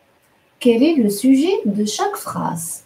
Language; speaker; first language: French; non-native, local second language; Arabic